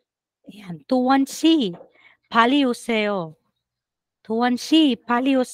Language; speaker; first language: Korean; non-native, fluent; Filipino